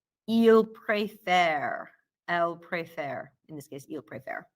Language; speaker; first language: French; non-native, fluent; English